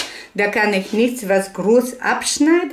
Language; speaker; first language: German; non-native, fluent; Russian